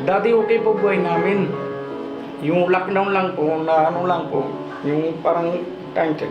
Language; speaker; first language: Filipino; non-native, learner; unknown